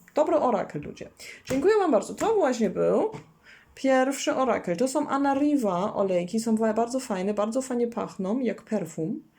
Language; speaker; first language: Polish; non-native, learner; German